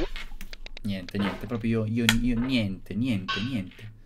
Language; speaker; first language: Italian; native; Italian